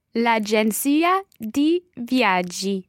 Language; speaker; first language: Italian; non-native, learner; English